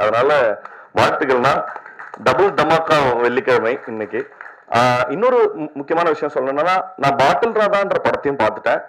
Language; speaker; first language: Tamil; native; Tamil